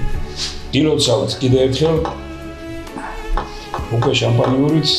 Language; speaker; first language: Georgian; native; Georgian